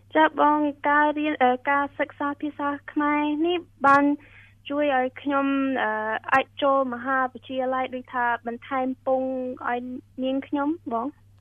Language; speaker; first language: Khmer; early bilingual, heritage; Khmer